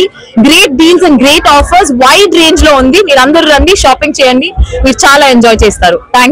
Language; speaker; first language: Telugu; non-native, fluent; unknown